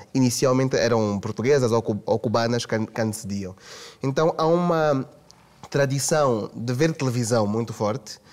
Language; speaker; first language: Portuguese; native; Portuguese